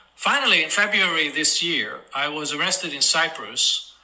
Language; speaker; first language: English; non-native, fluent; Hebrew